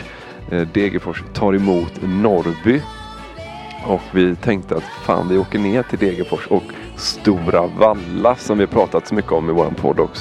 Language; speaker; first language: Swedish; native; Swedish